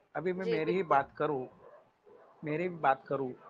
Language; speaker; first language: Hindi; non-native, local second language; Gujarati